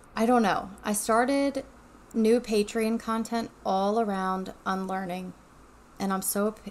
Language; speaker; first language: English; native; English